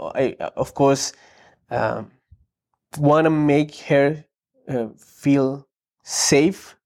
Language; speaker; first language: English; non-native, fluent; Spanish